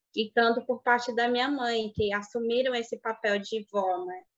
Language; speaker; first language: Portuguese; non-native, local second language; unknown